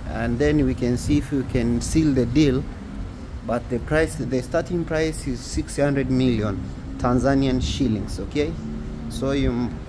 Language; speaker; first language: English; non-native, local second language; Swahili